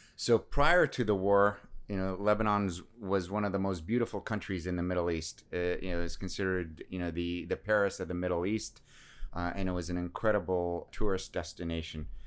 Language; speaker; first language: English; early bilingual, other home language; Assyrian Neo-Aramaic